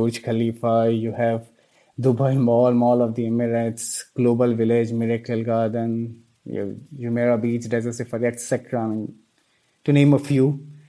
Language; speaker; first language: English; non-native, local second language; Hindi